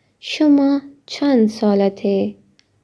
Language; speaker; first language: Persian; non-native, fluent; Urdu